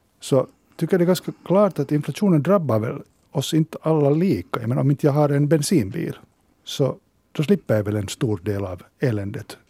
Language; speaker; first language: Swedish; native; Swedish